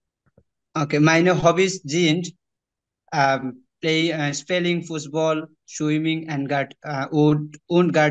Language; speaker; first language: German; non-native, learner; Bangla